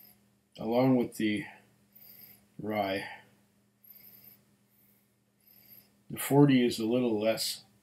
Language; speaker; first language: English; native; English